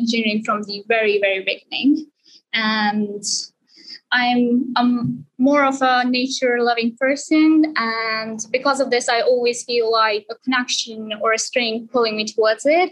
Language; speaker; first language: English; non-native, local second language; Punjabi